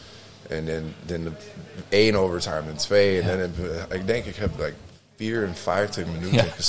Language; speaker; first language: Dutch; non-native, learner; English